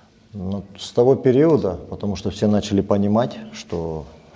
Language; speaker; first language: Russian; native; Russian